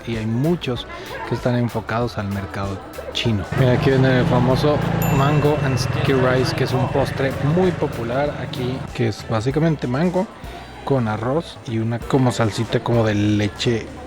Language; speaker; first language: Spanish; native; Spanish